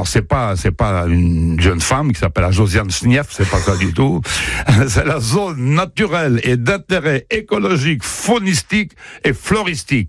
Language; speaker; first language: French; native; French